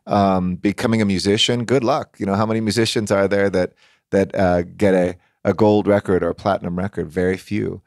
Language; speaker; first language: English; native; English